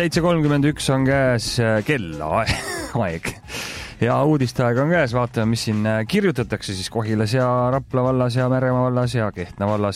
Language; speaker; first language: Estonian; native; Estonian